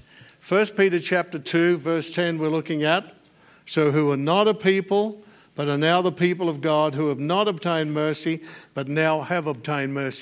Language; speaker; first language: English; native; English